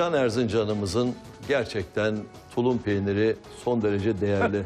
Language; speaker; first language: Turkish; native; Turkish